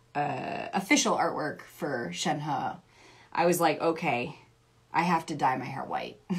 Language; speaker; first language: English; native; English